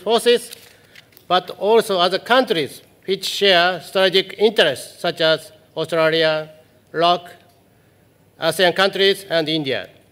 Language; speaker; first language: English; non-native, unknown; Japanese